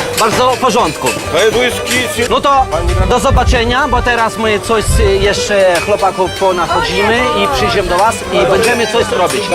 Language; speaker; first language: Polish; non-native, learner; Ukrainian